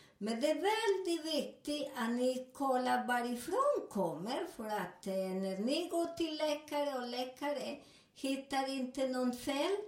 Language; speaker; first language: Swedish; non-native, learner; Spanish